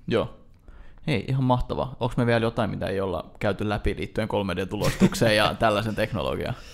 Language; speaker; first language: Finnish; native; Finnish